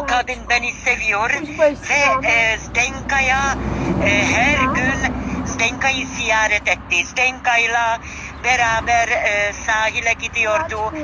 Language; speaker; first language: Turkish; non-native, learner; Czech